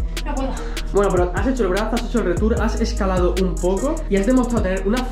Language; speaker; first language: Spanish; native; Spanish